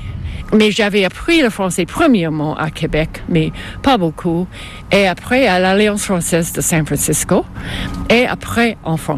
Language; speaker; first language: French; non-native, local second language; English